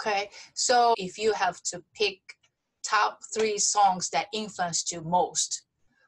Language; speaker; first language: English; non-native, fluent; Japanese